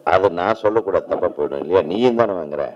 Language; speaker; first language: Tamil; native; Tamil